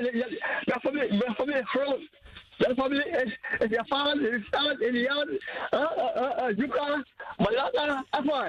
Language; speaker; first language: Dutch; non-native, local second language; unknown